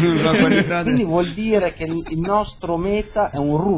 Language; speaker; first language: Italian; native; Italian